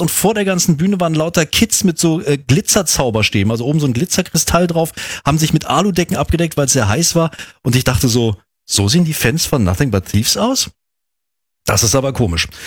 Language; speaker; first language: German; native; German